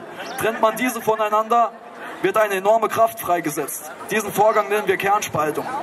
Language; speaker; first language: German; native; German